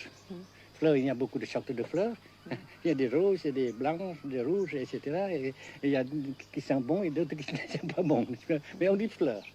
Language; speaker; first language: French; non-native, fluent; Vietnamese